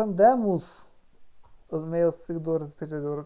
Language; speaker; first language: Portuguese; non-native, learner; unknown